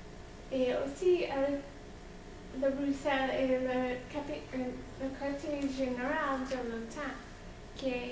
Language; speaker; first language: French; non-native, learner; English